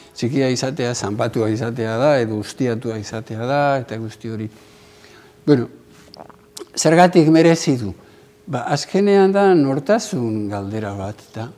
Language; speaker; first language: Basque; native; Basque